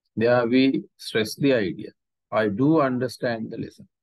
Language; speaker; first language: English; non-native, local second language; Sinhala